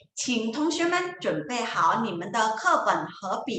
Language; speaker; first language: Chinese; non-native, fluent; Thai